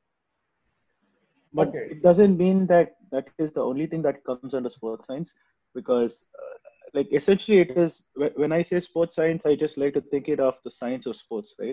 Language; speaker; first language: English; non-native, local second language; Tamil